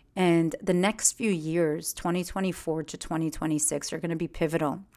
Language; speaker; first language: English; early bilingual, other home language; Russian